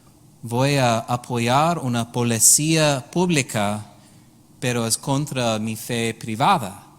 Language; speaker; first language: Spanish; non-native, learner; English